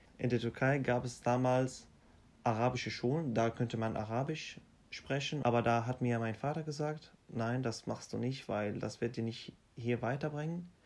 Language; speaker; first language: German; non-native, fluent; Arabic